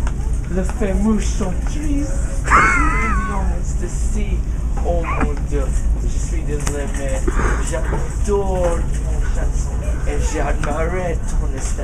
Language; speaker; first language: French; non-native, learner; English